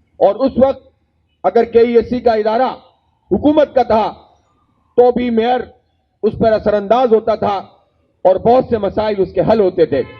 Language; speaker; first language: Urdu; native; Urdu